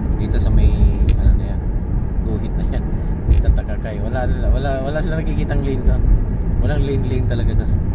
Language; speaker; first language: Filipino; native; Filipino